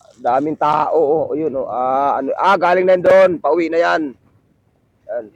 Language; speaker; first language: Filipino; non-native, local second language; Cebuano